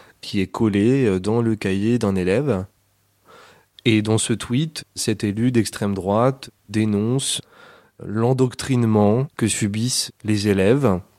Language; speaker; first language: French; native; French